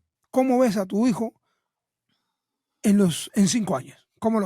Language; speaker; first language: Spanish; native; Spanish